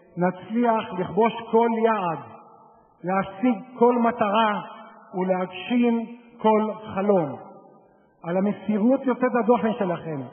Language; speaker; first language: Hebrew; native; Hebrew